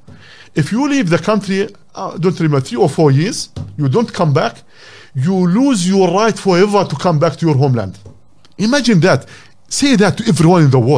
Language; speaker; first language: English; non-native, learner; Arabic